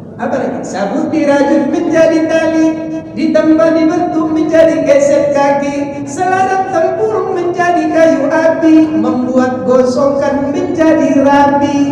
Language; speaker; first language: Indonesian; non-native, local second language; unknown